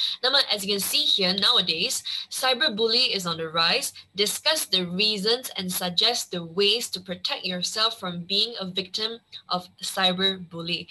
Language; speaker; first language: English; non-native, local second language; Chinese